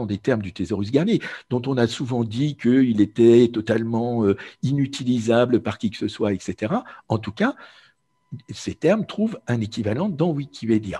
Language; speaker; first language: French; native; French